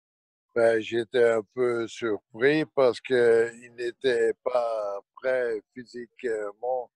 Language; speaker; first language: French; non-native, local second language; Dutch